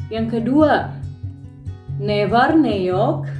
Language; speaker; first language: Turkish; non-native, fluent; Indonesian